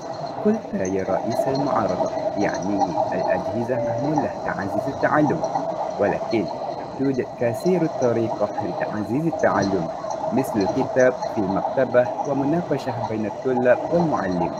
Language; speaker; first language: Arabic; non-native, learner; Malay